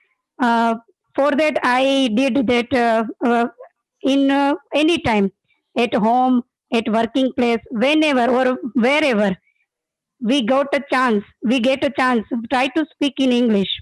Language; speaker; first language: English; non-native, learner; Gujarati